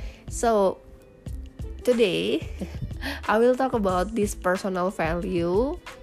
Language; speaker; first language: English; non-native, fluent; Indonesian